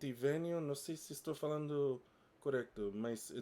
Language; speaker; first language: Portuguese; non-native, fluent; English